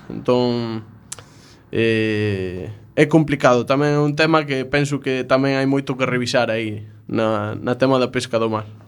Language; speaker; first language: Galician; native; Galician